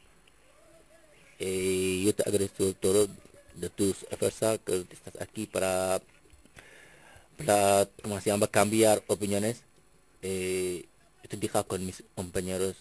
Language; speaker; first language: Spanish; non-native, fluent; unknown